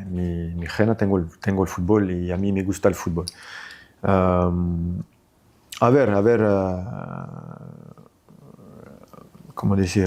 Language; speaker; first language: Spanish; non-native, fluent; French